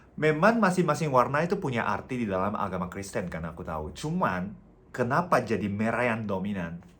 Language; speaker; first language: Indonesian; non-native, fluent; Japanese